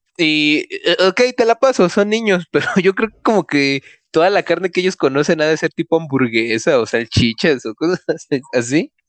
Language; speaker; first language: Spanish; native; Spanish